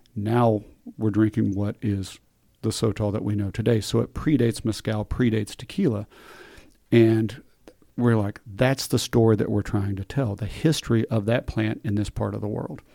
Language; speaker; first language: English; native; English